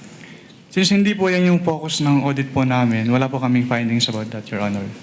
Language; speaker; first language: Filipino; native; Filipino